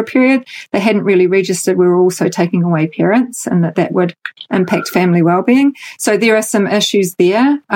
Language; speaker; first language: English; native; English